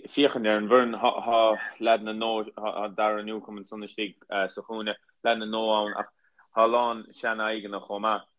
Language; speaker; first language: Irish; native; Irish